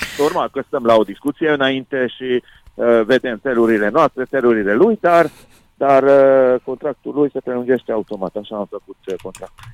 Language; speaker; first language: Romanian; non-native, local second language; Hungarian